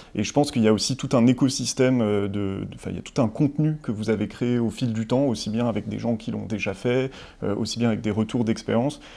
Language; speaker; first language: French; native; French